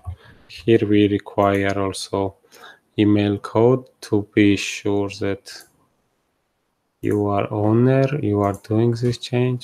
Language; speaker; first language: English; non-native, fluent; Georgian